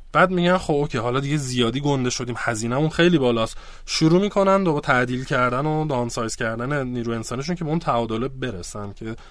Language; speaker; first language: Persian; native; Persian